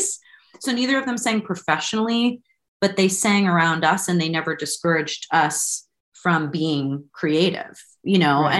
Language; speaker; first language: English; native; English